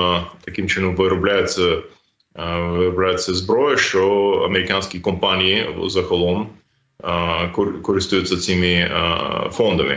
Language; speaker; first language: Ukrainian; non-native, fluent; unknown